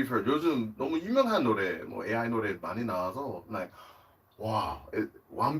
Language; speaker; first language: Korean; non-native, learner; English